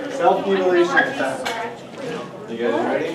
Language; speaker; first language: English; native; English